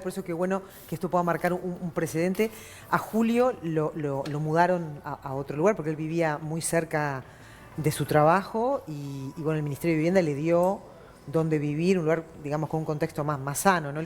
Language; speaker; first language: Spanish; native; Spanish